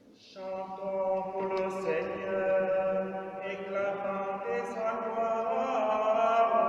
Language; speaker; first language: French; native; French